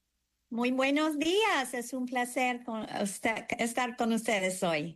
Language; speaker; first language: Spanish; early bilingual, heritage; English